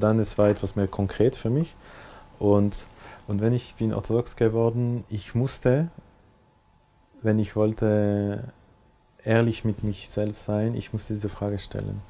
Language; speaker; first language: German; non-native, local second language; French